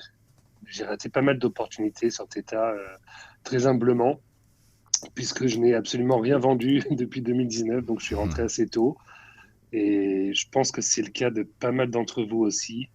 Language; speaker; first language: French; native; French